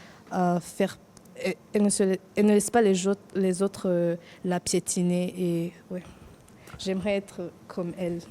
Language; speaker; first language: French; non-native, fluent; English